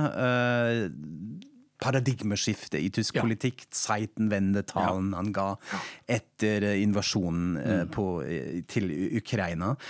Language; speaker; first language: Norwegian; non-native, fluent; German